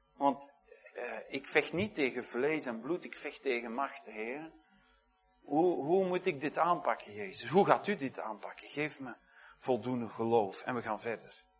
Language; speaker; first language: Dutch; native; Dutch